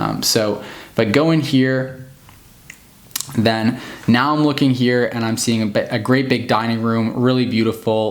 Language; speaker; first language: English; native; English